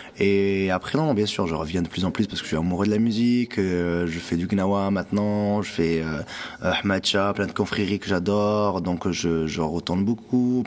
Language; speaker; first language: French; non-native, local second language; Arabic